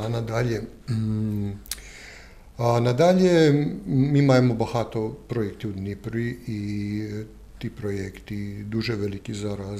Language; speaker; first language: Ukrainian; non-native, learner; Croatian